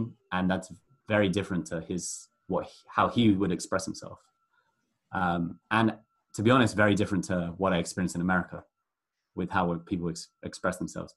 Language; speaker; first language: English; native; English